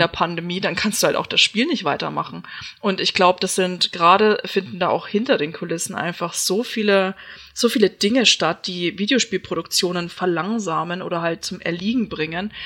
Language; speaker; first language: German; native; German